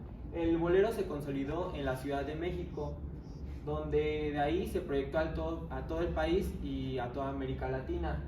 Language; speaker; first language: Spanish; native; Spanish